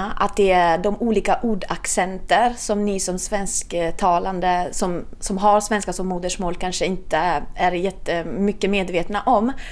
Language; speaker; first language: Swedish; non-native, fluent; Italian